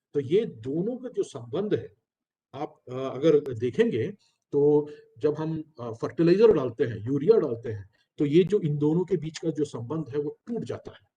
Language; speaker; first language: Hindi; non-native, local second language; Telugu